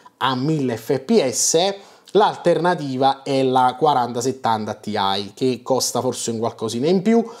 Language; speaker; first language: Italian; native; Italian